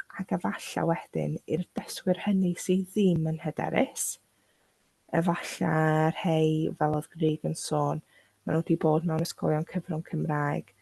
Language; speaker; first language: Welsh; non-native, local second language; English